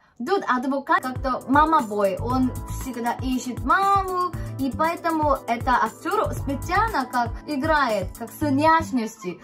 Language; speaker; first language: Russian; non-native, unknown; Korean